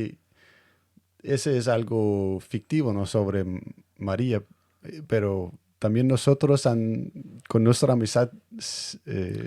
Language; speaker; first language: Spanish; non-native, fluent; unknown